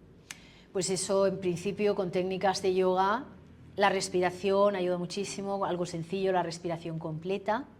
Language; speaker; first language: Spanish; native; Spanish